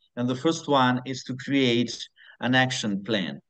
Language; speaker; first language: English; non-native, fluent; Italian